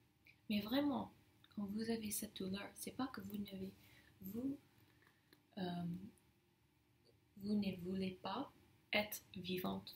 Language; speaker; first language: French; non-native, fluent; English